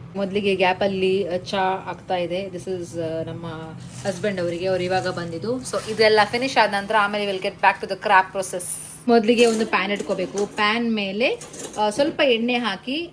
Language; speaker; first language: Kannada; non-native, local second language; Tulu